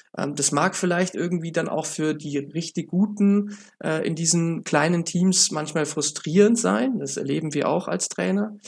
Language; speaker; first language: German; native; German